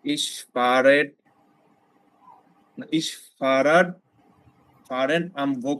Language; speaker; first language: German; non-native, learner; Bangla